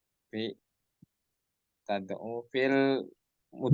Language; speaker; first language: Arabic; non-native, learner; Indonesian